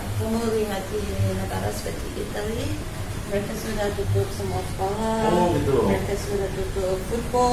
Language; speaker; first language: Indonesian; non-native, fluent; English